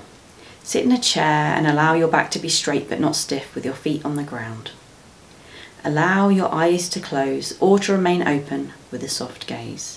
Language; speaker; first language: English; native; English